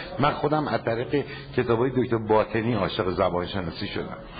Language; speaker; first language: Persian; non-native, fluent; German